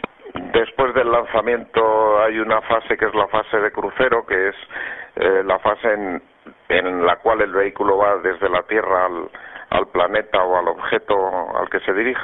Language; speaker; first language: Spanish; native; Spanish